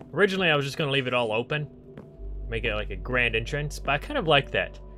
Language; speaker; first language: English; native; English